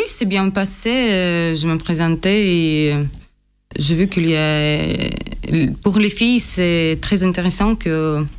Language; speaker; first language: French; non-native, learner; Russian